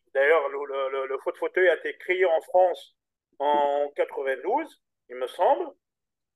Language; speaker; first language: French; native; French